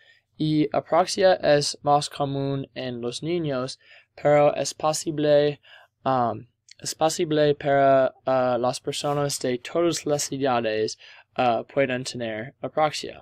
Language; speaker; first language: Spanish; non-native, learner; English